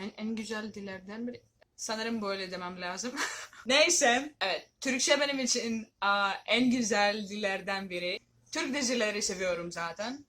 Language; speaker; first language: Turkish; non-native, learner; Greek